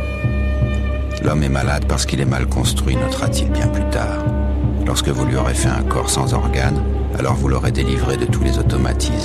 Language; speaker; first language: French; native; French